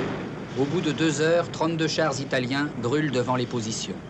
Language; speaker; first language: French; native; French